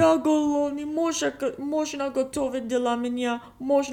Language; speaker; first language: Russian; non-native, learner; English